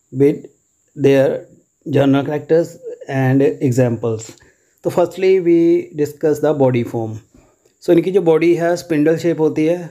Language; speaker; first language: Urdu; non-native, local second language; Punjabi